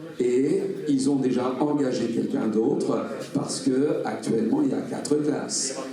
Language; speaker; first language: French; non-native, fluent; Dutch